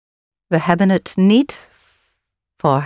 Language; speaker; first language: Dutch; non-native, learner; English